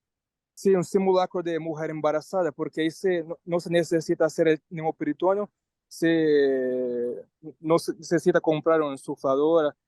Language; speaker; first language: Spanish; non-native, learner; Portuguese